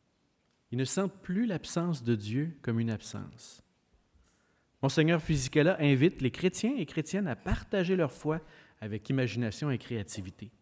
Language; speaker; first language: French; native; French